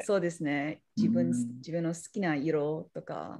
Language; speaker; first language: Japanese; non-native, learner; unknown